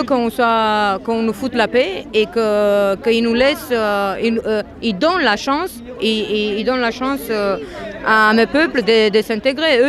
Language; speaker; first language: French; non-native, fluent; Romany